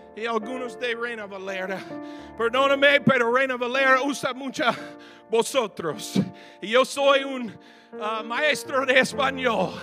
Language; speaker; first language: Spanish; non-native, fluent; English